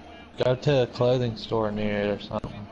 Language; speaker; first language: English; native; English